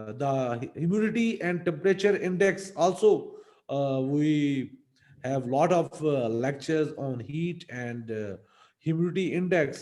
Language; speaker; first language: English; non-native, local second language; Urdu